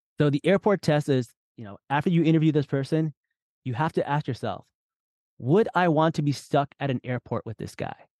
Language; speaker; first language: English; early bilingual, other home language; Urdu